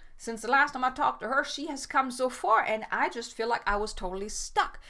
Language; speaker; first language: English; non-native, fluent; German